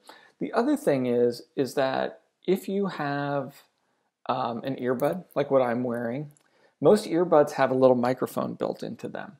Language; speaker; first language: English; native; English